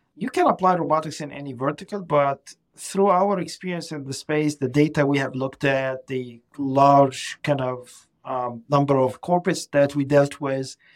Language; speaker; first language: English; non-native, fluent; Arabic